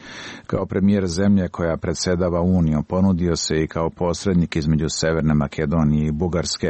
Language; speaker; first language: Serbian; native; Serbian